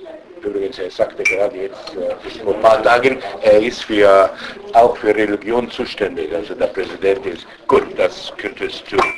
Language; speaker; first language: German; non-native, fluent; Arabic